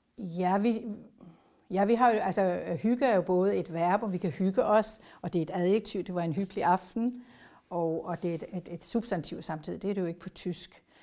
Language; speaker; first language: Danish; native; Danish